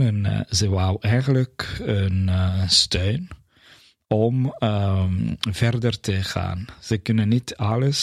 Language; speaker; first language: Dutch; non-native, fluent; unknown